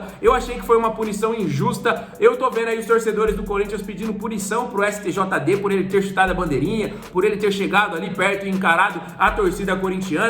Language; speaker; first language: Portuguese; native; Portuguese